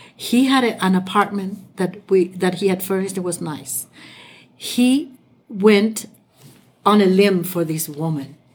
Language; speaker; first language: English; non-native, fluent; Spanish